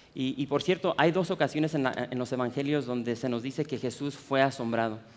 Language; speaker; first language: Spanish; early bilingual, heritage; Spanish